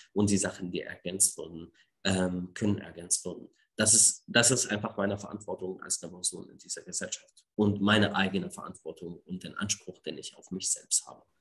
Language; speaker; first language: German; non-native, fluent; Arabic